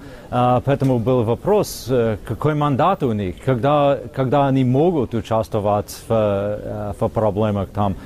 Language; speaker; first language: Russian; non-native, fluent; English